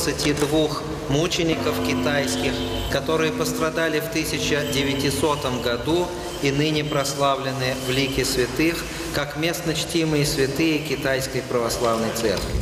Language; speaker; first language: Russian; native; Russian